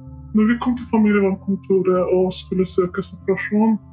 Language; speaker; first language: Norwegian; non-native, fluent; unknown